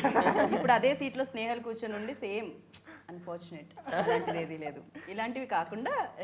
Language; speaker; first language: Telugu; native; Telugu